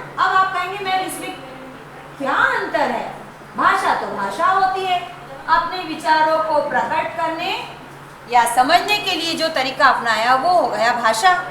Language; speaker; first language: Hindi; native; Hindi